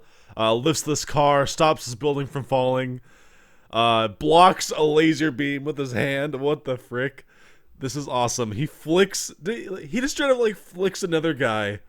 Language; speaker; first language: English; native; English